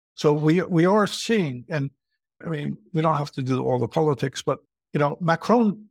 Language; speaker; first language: English; native; English